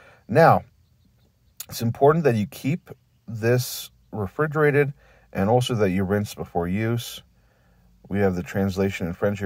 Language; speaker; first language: English; native; English